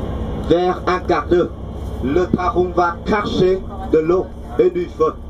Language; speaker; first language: French; non-native, fluent; Vietnamese